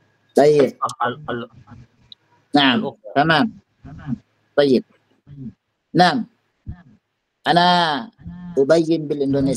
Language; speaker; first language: Arabic; non-native, fluent; Indonesian